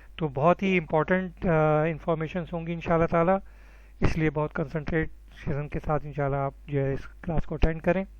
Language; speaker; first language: Urdu; native; Urdu